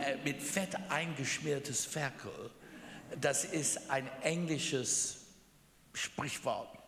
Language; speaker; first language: German; non-native, fluent; English